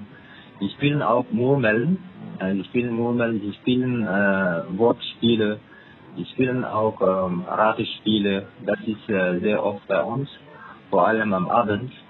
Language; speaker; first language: German; non-native, fluent; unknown